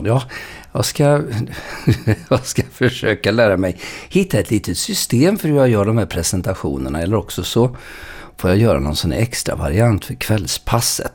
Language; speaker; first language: Swedish; native; Swedish